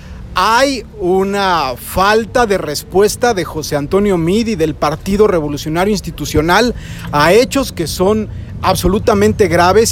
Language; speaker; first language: Spanish; native; Spanish